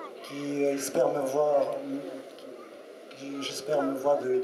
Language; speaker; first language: French; non-native, fluent; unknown